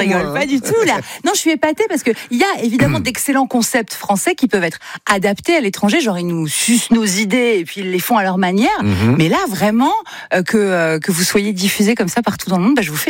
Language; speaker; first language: French; native; French